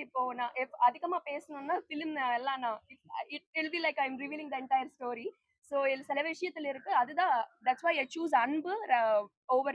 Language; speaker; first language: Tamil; non-native, fluent; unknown